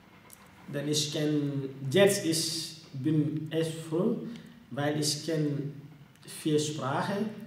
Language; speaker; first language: German; non-native, learner; French